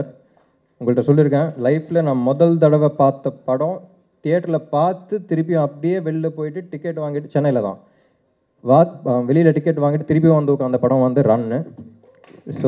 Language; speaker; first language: Tamil; non-native, local second language; Telugu